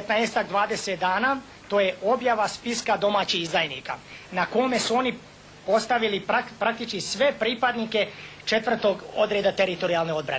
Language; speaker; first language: Bosnian; native; Bosnian